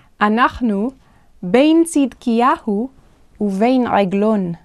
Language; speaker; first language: Hebrew; non-native, fluent; English